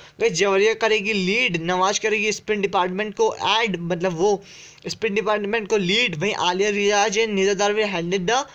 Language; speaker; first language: Hindi; native; Hindi